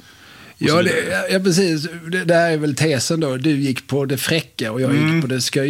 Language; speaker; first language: Swedish; native; Swedish